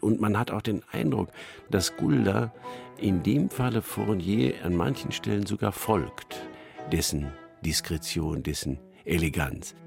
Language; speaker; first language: German; native; German